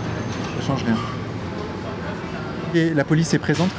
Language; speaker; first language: French; native; French